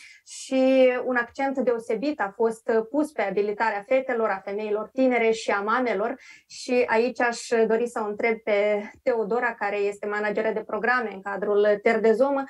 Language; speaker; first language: Romanian; native; Romanian